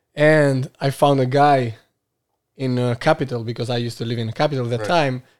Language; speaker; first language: English; non-native, fluent; Albanian